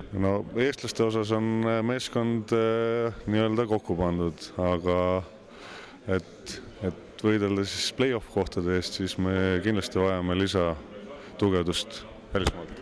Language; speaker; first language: Estonian; native; Estonian